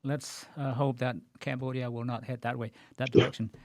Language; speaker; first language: English; non-native, fluent; Khmer